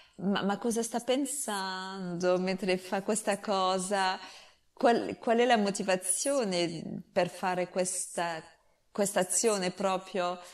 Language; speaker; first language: Italian; non-native, fluent; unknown